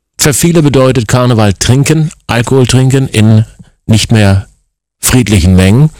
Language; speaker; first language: German; native; German